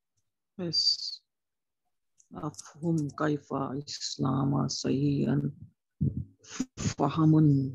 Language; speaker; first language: Arabic; non-native, learner; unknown